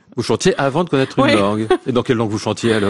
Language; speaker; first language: French; native; French